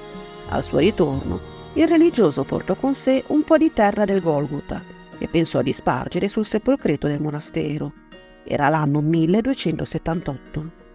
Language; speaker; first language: Italian; native; Italian